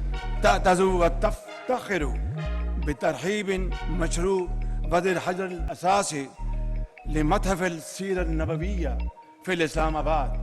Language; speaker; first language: Arabic; non-native, fluent; Urdu